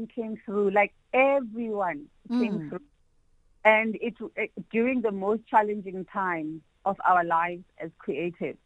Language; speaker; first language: English; non-native, local second language; Xhosa